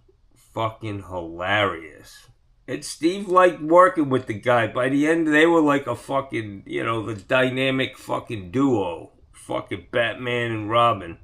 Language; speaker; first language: English; native; English